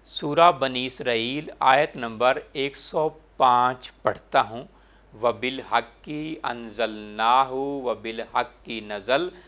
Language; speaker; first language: Urdu; non-native, local second language; Saraiki